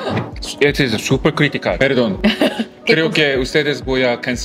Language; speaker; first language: Spanish; non-native, learner; Korean